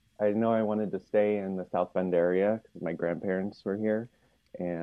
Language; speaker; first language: English; native; English